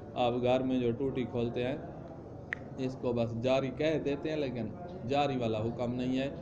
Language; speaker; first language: Urdu; non-native, local second language; Punjabi